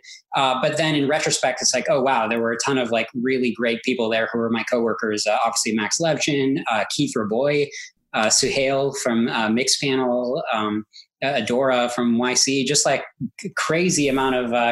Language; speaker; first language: English; early bilingual, other home language; Hebrew